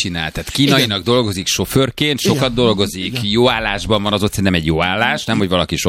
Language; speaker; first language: Hungarian; native; Hungarian